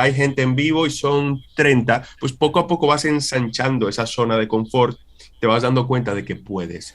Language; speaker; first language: Spanish; native; Spanish